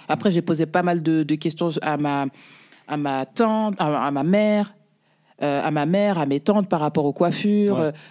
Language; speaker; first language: French; native; French